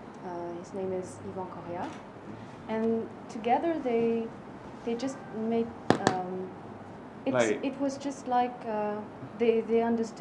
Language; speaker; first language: English; non-native, fluent; French